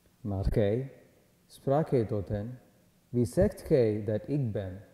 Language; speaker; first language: Dutch; non-native, learner; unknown